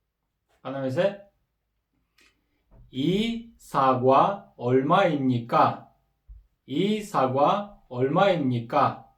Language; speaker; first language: Korean; non-native, fluent; Kyrgyz